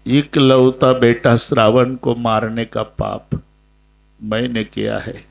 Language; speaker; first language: Hindi; non-native, local second language; Marathi